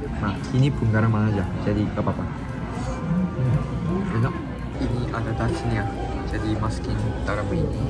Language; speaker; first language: Indonesian; non-native, fluent; Japanese